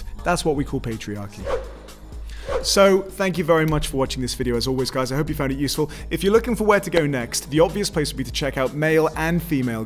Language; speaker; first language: English; native; English